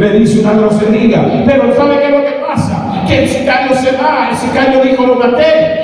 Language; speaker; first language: Spanish; native; Spanish